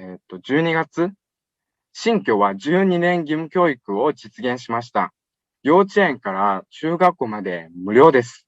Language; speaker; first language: Japanese; non-native, fluent; Uyghur